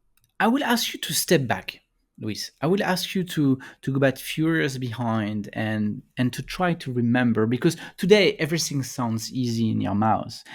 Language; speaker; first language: English; non-native, fluent; French